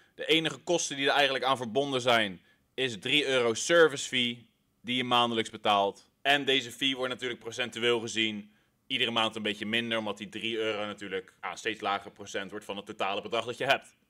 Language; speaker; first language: Dutch; native; Dutch